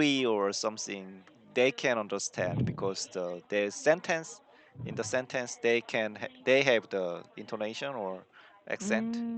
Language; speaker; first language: English; non-native, learner; Korean